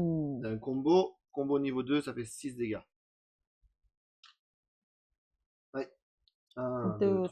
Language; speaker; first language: French; native; French